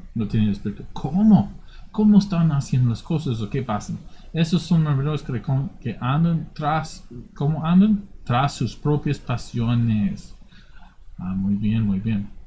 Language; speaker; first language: Spanish; non-native, fluent; English